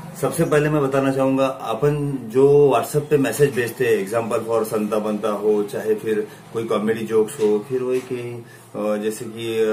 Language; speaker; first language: Hindi; non-native, local second language; Marathi